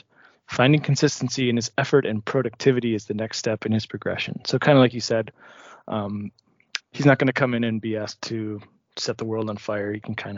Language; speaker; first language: English; native; English